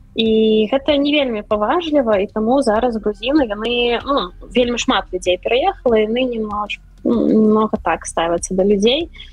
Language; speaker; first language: Belarusian; non-native, local second language; Russian